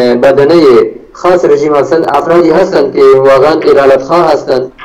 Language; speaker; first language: Persian; non-native, local second language; Baluchi